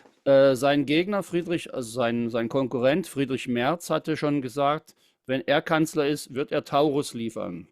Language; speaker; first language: German; native; German